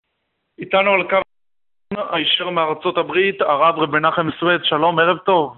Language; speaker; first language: Hebrew; native; Hebrew